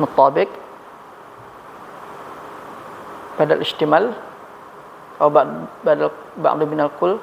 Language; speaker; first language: Arabic; non-native, fluent; Indonesian